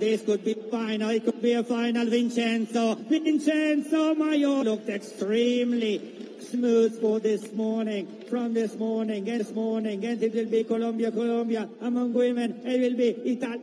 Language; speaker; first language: English; non-native, fluent; Italian